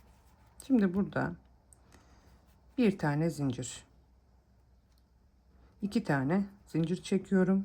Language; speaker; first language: Turkish; native; Turkish